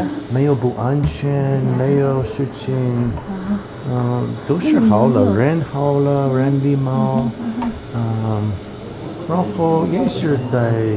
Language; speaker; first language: Chinese; non-native, learner; English